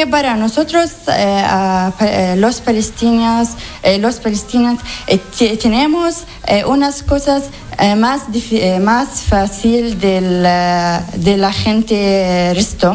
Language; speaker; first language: Spanish; non-native, learner; Arabic